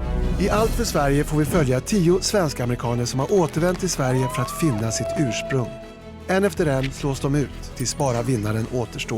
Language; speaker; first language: Swedish; native; Swedish